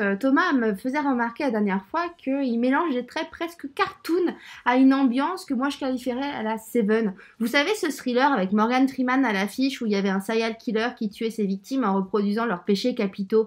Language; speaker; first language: French; native; French